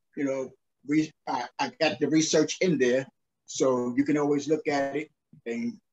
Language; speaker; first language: English; native; English